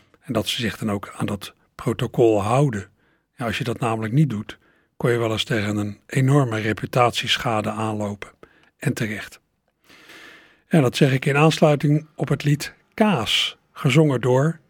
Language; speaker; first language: Dutch; native; Dutch